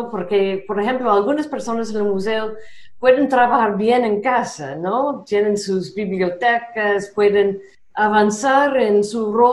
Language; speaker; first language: Spanish; non-native, fluent; English